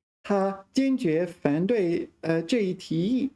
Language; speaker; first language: Chinese; non-native, fluent; English